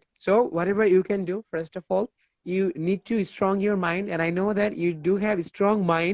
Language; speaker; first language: English; non-native, fluent; Bangla